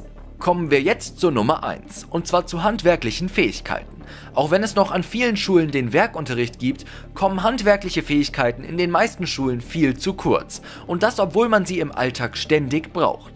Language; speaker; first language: German; native; German